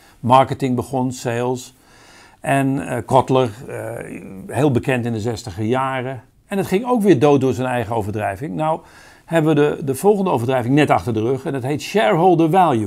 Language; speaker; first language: Dutch; native; Dutch